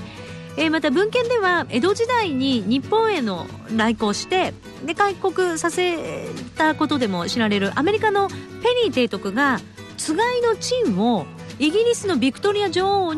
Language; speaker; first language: Japanese; native; Japanese